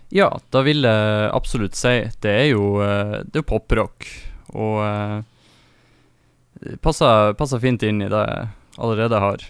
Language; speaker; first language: Norwegian; native; Norwegian